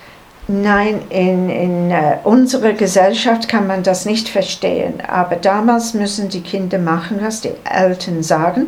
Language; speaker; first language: German; non-native, learner; English